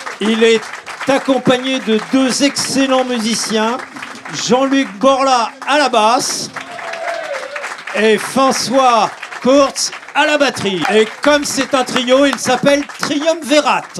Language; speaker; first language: French; native; French